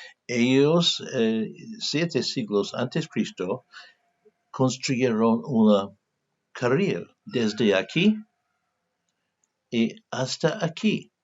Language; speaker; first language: Spanish; non-native, fluent; English